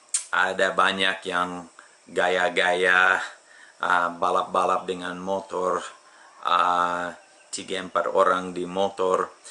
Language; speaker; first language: Indonesian; non-native, fluent; English